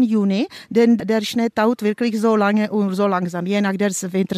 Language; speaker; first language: German; non-native, fluent; Czech